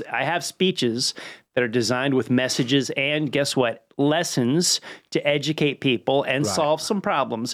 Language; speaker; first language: English; native; English